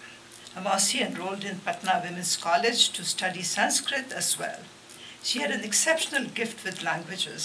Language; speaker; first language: English; non-native, local second language; Marathi